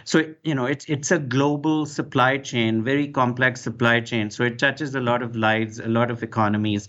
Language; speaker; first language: English; non-native, local second language; Urdu